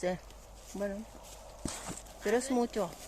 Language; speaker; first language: Spanish; non-native, learner; Filipino